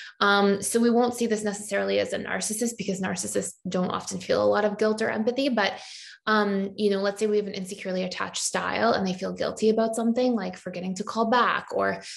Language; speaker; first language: English; native; English